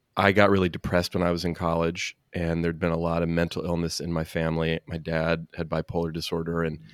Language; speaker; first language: English; native; English